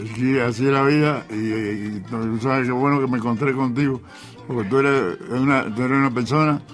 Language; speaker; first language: Spanish; native; Spanish